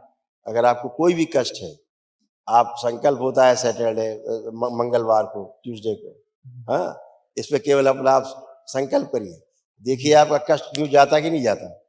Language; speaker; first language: Hindi; native; Hindi